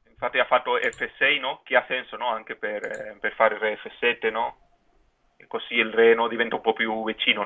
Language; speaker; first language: Italian; non-native, fluent; Spanish